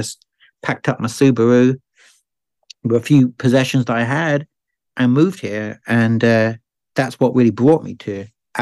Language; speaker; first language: English; native; English